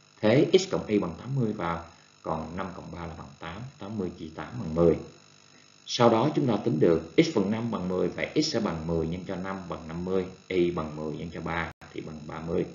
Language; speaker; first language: Vietnamese; native; Vietnamese